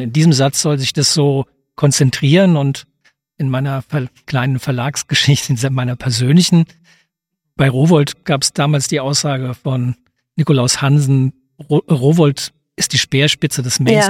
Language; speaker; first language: German; native; German